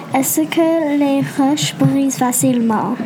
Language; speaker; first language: French; non-native, learner; English